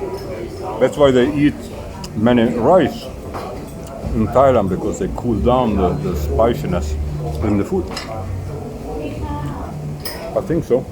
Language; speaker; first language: English; non-native, learner; Swedish